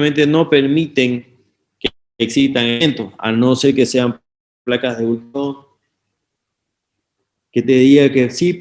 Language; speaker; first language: Spanish; native; Spanish